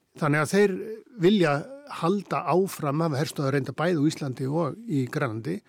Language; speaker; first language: Icelandic; native; Icelandic